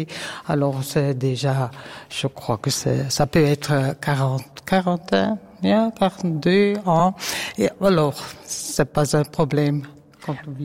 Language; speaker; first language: French; non-native, learner; Dutch